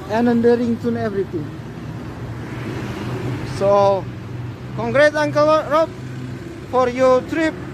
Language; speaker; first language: English; non-native, learner; Indonesian